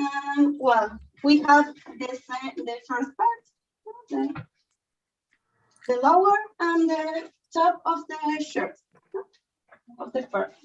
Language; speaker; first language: English; non-native, learner; Spanish